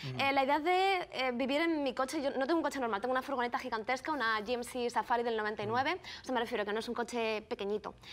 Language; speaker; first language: Spanish; native; Spanish